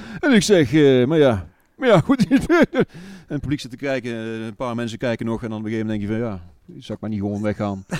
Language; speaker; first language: Dutch; native; Dutch